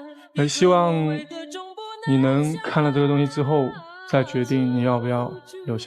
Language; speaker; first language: Chinese; native; Chinese